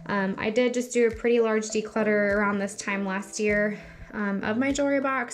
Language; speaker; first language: English; native; English